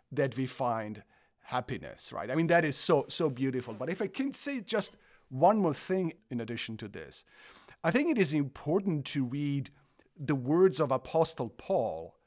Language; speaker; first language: English; non-native, fluent; Croatian